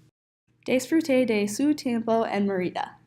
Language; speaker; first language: Spanish; non-native, learner; English